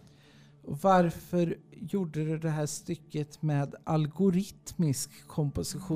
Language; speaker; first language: Swedish; native; Swedish